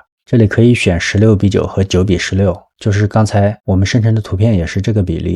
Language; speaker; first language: Chinese; native; Chinese